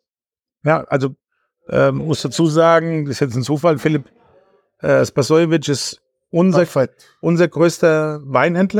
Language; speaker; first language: German; native; German